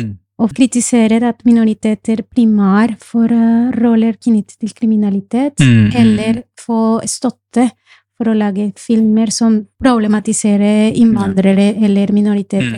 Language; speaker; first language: Norwegian; non-native, fluent; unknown